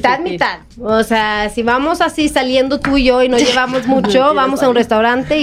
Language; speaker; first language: Spanish; non-native, fluent; Swedish